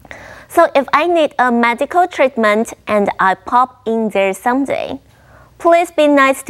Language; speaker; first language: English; non-native, fluent; Chinese